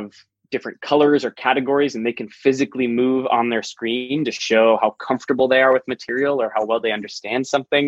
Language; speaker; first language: English; native; English